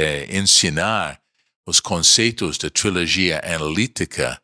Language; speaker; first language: Portuguese; non-native, fluent; English